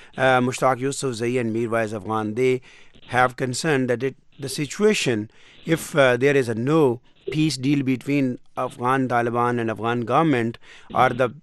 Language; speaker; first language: English; non-native, local second language; Urdu